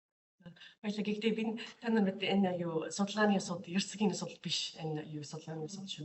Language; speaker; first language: Mongolian; non-native, fluent; English